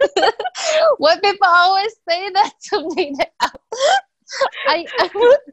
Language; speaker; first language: English; non-native, fluent; Indonesian